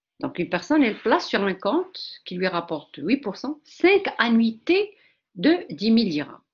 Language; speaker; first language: French; non-native, local second language; Arabic